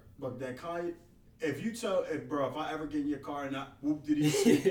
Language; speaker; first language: English; native; English